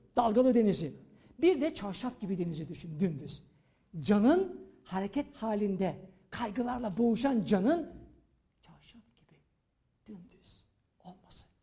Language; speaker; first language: Turkish; native; Turkish